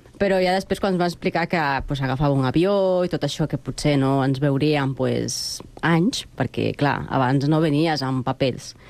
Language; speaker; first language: Catalan; early bilingual, other home language; Spanish